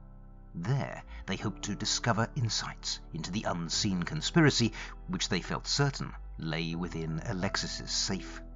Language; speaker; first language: English; native; English